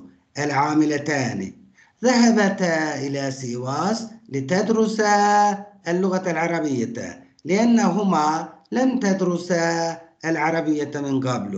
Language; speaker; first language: Arabic; non-native, fluent; Turkish